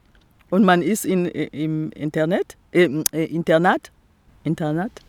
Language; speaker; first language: German; non-native, fluent; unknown